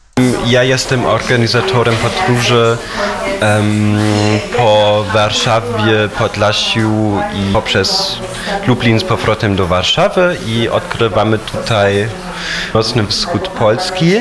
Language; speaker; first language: Polish; non-native, fluent; German